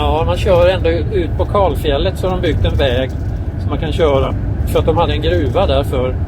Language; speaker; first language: Swedish; native; Swedish